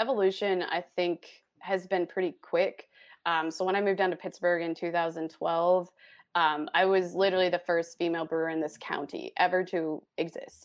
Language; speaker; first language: English; native; English